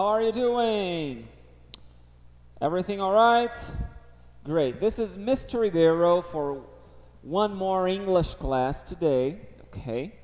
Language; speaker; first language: English; non-native, fluent; Portuguese